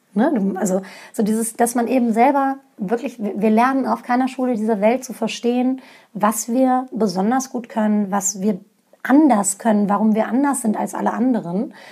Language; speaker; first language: German; native; German